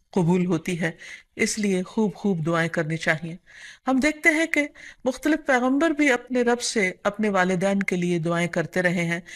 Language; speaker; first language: Urdu; native; Urdu